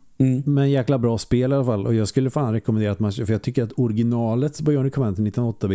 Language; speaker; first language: Swedish; native; Swedish